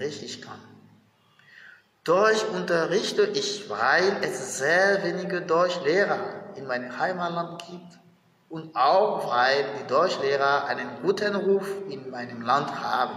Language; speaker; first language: German; non-native, fluent; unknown